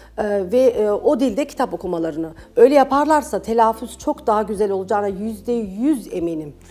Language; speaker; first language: Turkish; early bilingual, heritage; Turkish